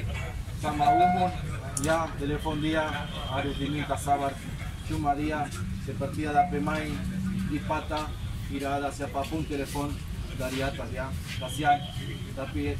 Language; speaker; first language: Indonesian; non-native, learner; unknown